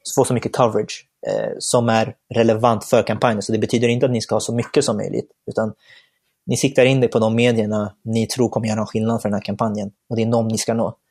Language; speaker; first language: Swedish; early bilingual, other home language; Bangla